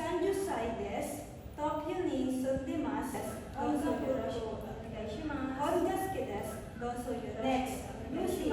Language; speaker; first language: Japanese; non-native, learner; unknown